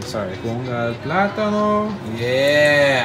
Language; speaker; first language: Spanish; non-native, learner; English